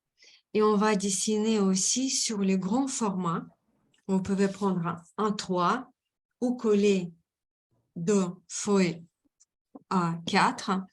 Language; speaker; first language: French; non-native, fluent; Russian